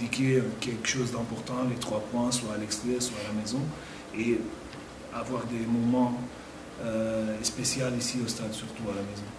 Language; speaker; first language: French; non-native, fluent; Portuguese